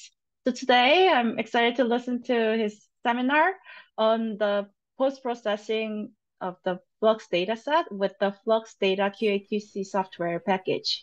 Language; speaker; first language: English; non-native, fluent; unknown